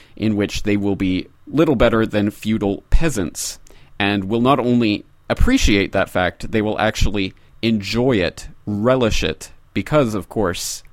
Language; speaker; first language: English; native; English